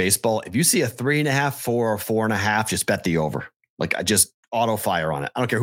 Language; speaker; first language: English; native; English